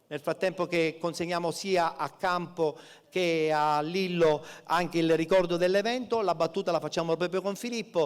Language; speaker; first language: Italian; native; Italian